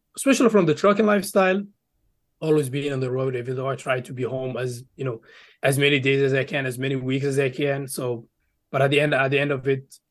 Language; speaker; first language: English; early bilingual, other home language; Arabic